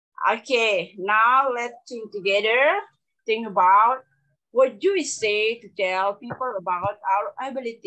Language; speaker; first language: English; non-native, learner; Indonesian